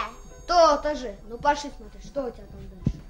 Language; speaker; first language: Russian; native; Russian